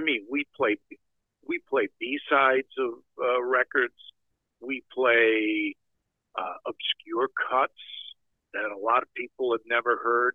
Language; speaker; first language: English; native; English